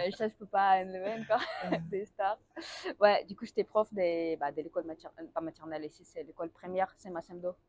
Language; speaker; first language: French; non-native, learner; Russian